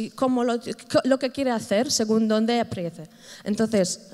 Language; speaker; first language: Spanish; non-native, fluent; Polish